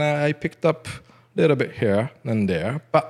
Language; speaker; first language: English; non-native, fluent; Japanese